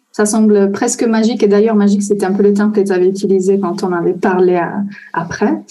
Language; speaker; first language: French; non-native, fluent; Italian